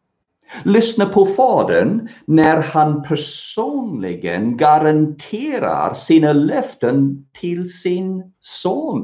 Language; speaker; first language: Swedish; non-native, fluent; English